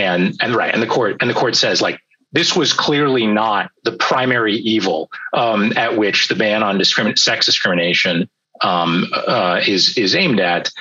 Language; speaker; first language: English; native; English